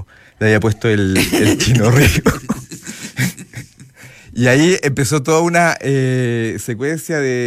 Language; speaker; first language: Spanish; native; Spanish